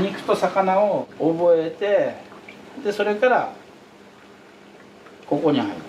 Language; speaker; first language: Japanese; native; Japanese